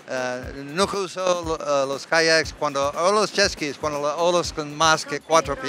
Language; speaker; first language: Spanish; non-native, learner; English